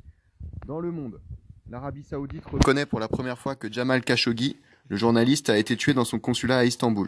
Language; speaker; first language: French; native; French